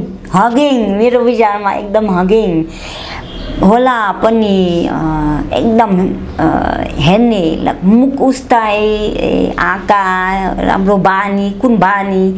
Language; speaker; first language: Nepali; non-native, learner; Dutch